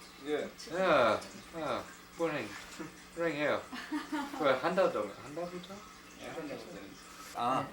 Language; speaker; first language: Korean; non-native, learner; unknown